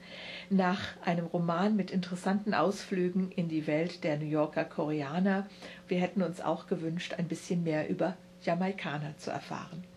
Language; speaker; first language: German; native; German